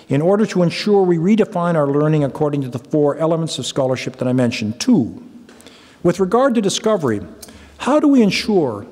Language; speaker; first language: English; native; English